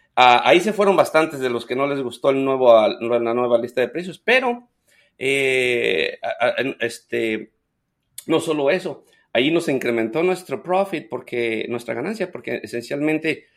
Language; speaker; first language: Spanish; native; Spanish